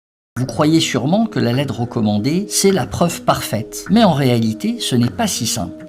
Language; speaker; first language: French; native; French